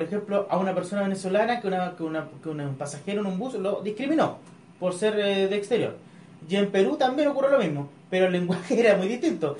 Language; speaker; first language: Spanish; native; Spanish